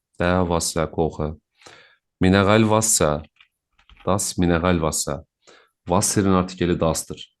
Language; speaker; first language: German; non-native, fluent; Turkish